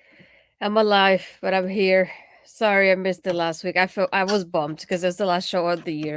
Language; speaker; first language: English; native; English